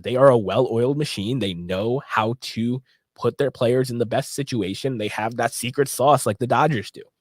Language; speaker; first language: English; native; English